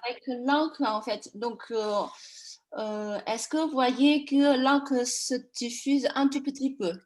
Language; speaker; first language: French; non-native, fluent; Chinese